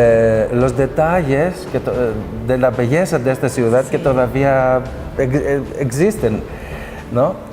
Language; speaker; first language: Spanish; non-native, fluent; Greek